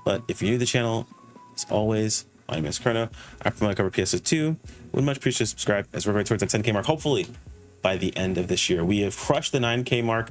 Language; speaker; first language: English; native; English